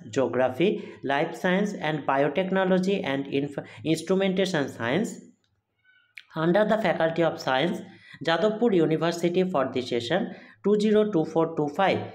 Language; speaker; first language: English; non-native, local second language; Bangla